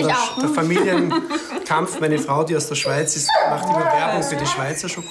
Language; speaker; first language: German; native; German